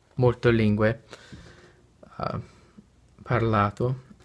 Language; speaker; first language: Italian; non-native, learner; English